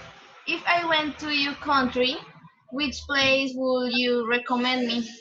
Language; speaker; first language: English; non-native, learner; Spanish